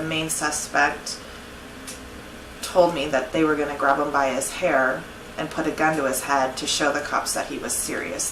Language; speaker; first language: English; native; English